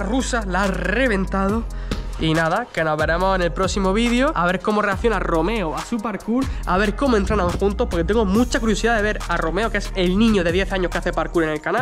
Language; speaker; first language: Spanish; native; Spanish